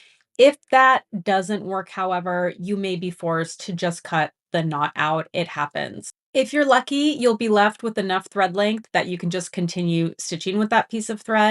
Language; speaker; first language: English; native; English